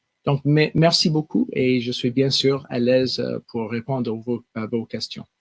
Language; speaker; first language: French; non-native, local second language; English